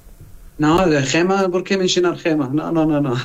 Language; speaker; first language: Spanish; non-native, learner; Arabic